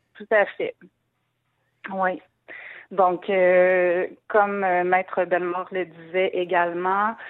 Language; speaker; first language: French; native; French